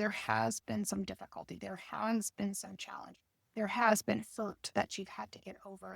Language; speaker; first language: English; native; English